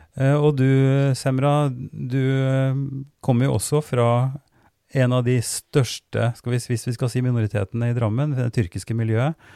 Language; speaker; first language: Norwegian; native; Norwegian